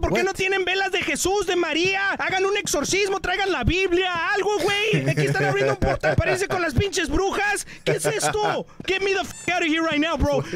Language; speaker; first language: Spanish; native; Spanish